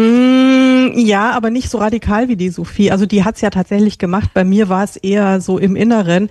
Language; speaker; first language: German; native; German